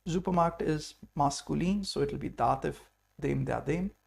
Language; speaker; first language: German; non-native, fluent; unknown